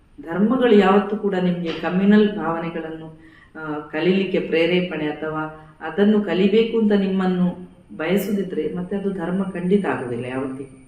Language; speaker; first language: Kannada; non-native, local second language; Badaga